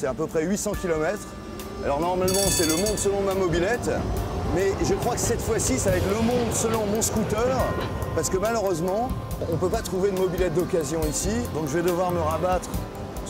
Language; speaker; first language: French; native; French